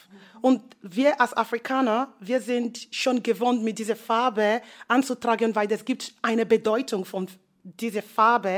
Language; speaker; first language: German; non-native, fluent; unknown